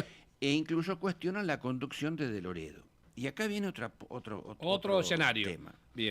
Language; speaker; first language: Spanish; native; Spanish